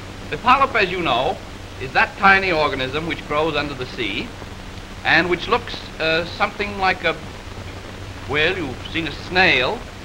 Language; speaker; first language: English; native; English